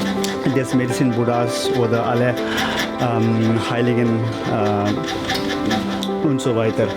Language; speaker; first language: German; non-native, fluent; Tibetan